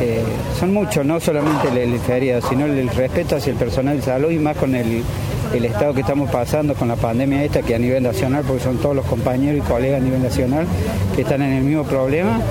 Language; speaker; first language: Spanish; native; Spanish